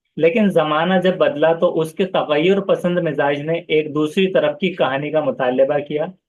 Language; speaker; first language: Hindi; non-native, local second language; Urdu